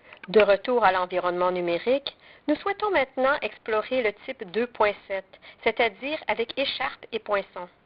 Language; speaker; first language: French; native; French